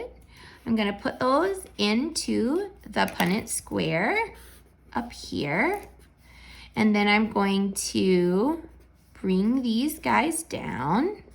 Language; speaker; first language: English; native; English